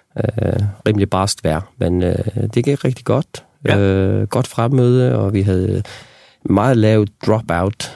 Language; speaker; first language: Danish; non-native, local second language; Faroese